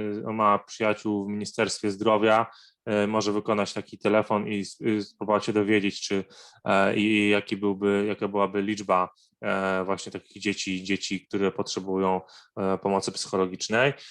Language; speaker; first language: Polish; non-native, fluent; Arabic